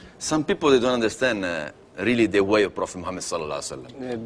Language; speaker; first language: English; non-native, learner; Italian